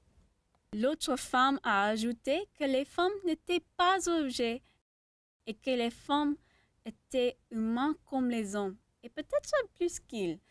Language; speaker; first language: French; non-native, learner; English